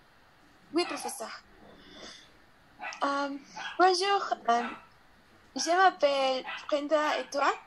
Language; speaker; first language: French; non-native, learner; Spanish